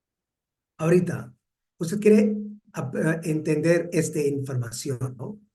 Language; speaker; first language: Spanish; non-native, learner; Hindi